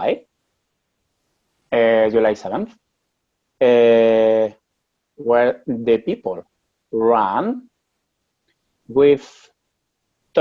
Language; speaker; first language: English; non-native, learner; Spanish